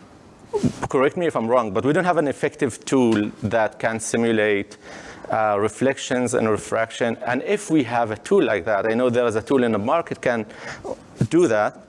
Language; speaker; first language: English; non-native, fluent; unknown